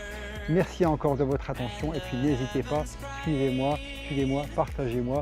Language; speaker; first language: French; native; French